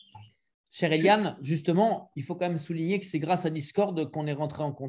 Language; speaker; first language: French; native; French